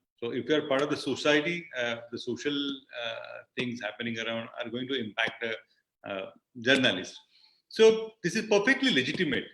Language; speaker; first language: English; non-native, local second language; Marathi